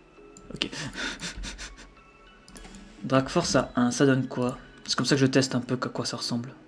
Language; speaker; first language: French; native; French